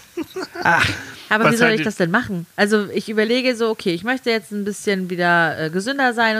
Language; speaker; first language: German; native; German